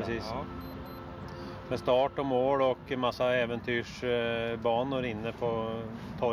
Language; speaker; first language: Swedish; native; Swedish